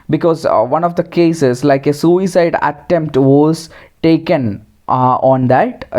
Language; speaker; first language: English; non-native, local second language; Malayalam